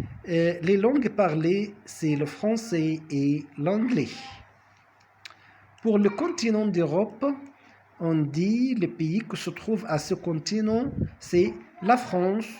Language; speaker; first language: French; non-native, fluent; Arabic